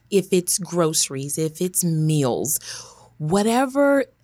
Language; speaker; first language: English; native; English